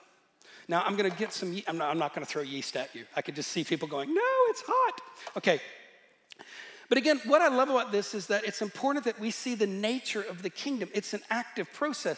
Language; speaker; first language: English; native; English